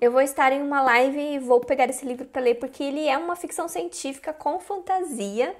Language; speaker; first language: Portuguese; native; Portuguese